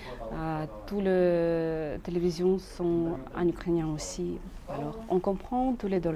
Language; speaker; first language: French; non-native, learner; Russian